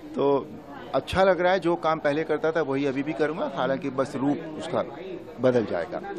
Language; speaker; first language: Hindi; native; Hindi